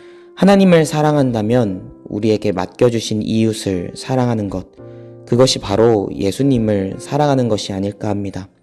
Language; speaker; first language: Korean; native; Korean